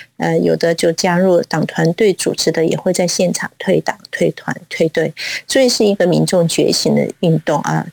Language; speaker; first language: Chinese; non-native, local second language; Cantonese